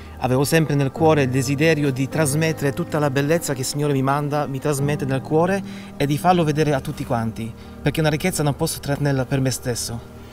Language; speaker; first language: Italian; non-native, fluent; Polish